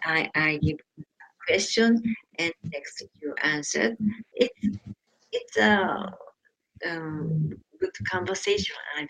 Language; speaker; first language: English; non-native, learner; Japanese